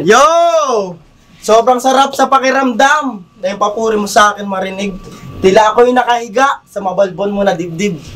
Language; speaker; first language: Filipino; native; Filipino